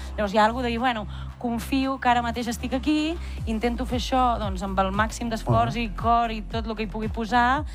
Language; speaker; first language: Catalan; native; Catalan